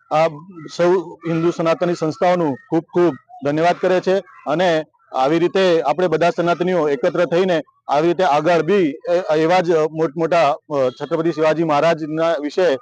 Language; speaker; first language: Gujarati; non-native, local second language; Marathi